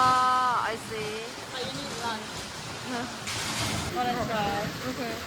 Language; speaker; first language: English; non-native, learner; Korean